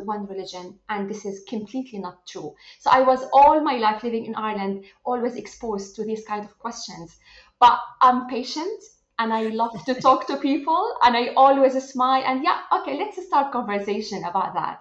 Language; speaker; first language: English; non-native, fluent; Arabic